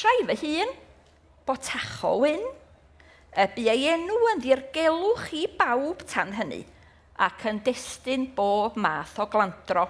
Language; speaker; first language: Welsh; native; Welsh